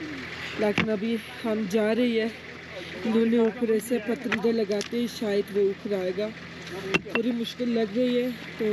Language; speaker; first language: Hindi; non-native, fluent; Turkish